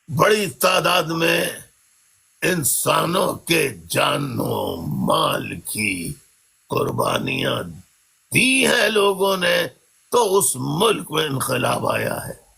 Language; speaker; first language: Urdu; native; Urdu